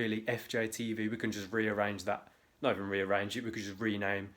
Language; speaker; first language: English; native; English